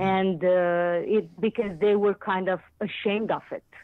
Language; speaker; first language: English; non-native, fluent; Arabic